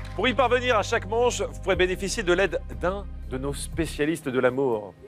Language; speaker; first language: French; native; French